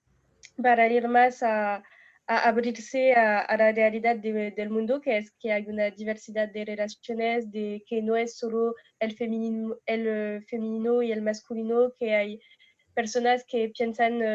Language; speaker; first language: Spanish; non-native, fluent; French